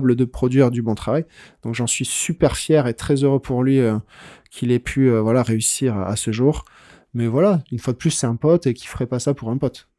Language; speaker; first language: French; native; French